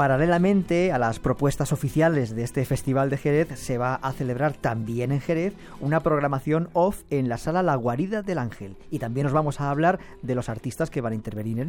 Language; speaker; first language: Spanish; native; Spanish